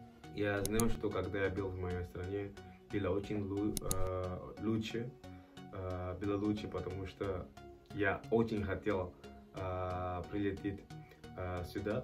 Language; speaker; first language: Russian; non-native, learner; Portuguese